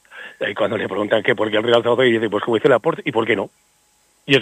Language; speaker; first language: Spanish; native; Spanish